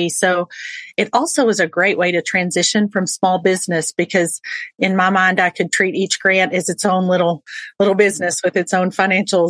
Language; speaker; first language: English; native; English